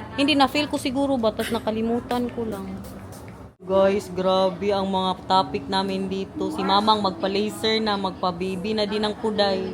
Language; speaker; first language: Filipino; non-native, local second language; Cebuano